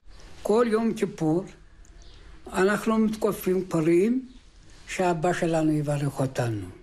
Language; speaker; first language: Hebrew; early bilingual, other home language; Amharic